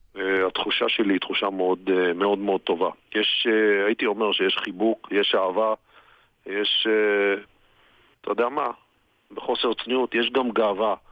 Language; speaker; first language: Hebrew; native; Hebrew